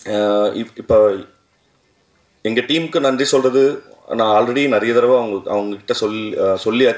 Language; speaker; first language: Tamil; native; Tamil